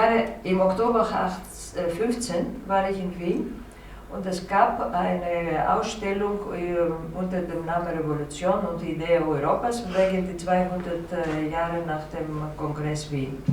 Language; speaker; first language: German; non-native, fluent; Greek